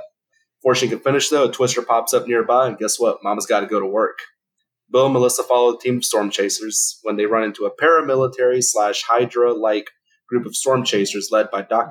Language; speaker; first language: English; early bilingual, other home language; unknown